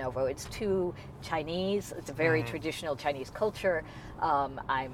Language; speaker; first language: English; native; English